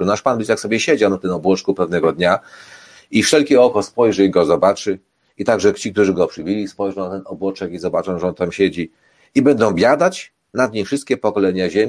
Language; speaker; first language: Polish; native; Polish